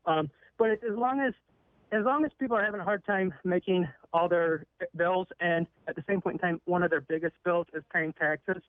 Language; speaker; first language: English; native; English